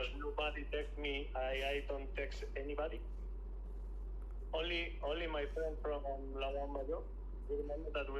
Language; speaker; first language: English; non-native, learner; Spanish